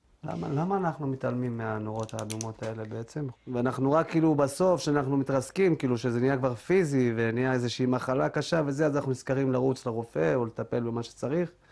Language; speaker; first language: Hebrew; native; Hebrew